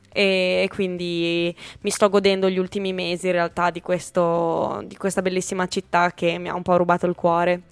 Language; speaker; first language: Italian; native; Italian